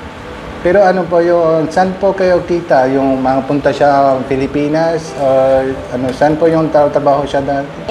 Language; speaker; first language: Filipino; non-native, learner; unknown